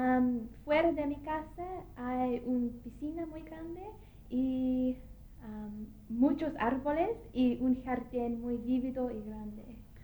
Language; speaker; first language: Spanish; non-native, learner; English